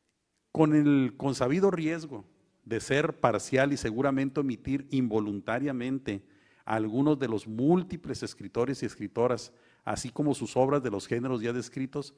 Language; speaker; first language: Spanish; native; Spanish